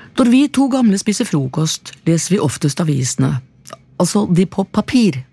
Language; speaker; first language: Norwegian; native; Norwegian